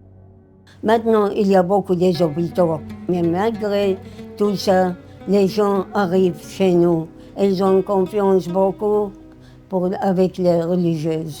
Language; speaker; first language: French; non-native, fluent; Arabic